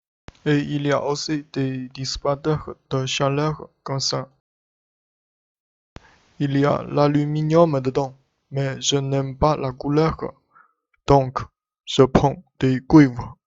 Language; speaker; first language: French; non-native, learner; Chinese